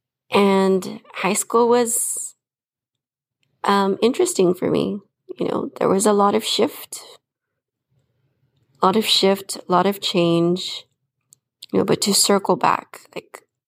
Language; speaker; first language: English; early bilingual, other home language; Spanish